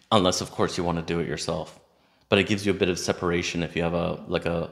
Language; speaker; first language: English; native; English